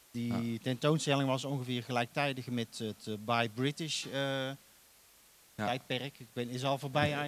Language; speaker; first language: Dutch; native; Dutch